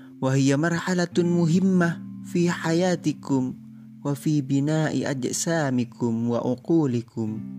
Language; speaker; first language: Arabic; non-native, learner; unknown